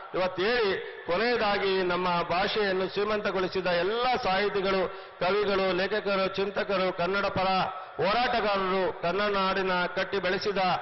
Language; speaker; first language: Kannada; native; Kannada